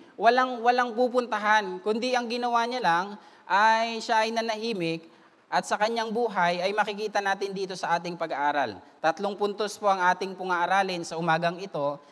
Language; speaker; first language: Filipino; native; Filipino